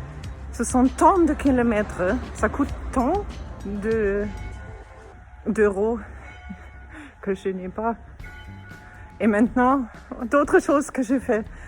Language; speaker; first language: French; non-native, learner; German